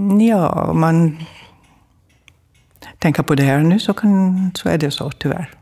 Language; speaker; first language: Swedish; non-native, fluent; German